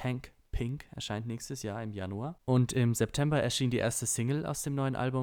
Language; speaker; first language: German; native; German